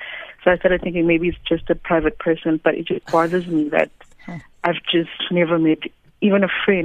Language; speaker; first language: English; non-native, local second language; Swati